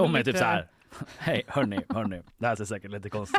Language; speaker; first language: Swedish; native; Swedish